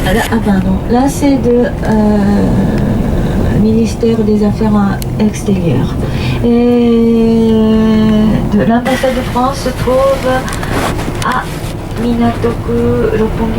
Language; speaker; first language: French; non-native, fluent; Japanese